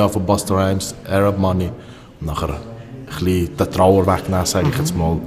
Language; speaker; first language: German; early bilingual, other home language; Albanian